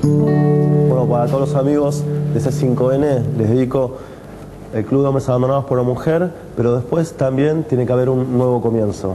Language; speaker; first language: Spanish; native; Spanish